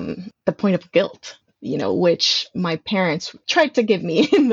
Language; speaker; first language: English; native; English